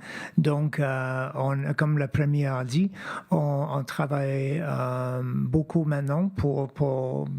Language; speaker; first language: French; non-native, fluent; English